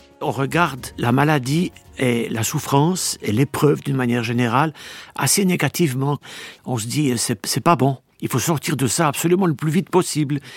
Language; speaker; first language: French; native; French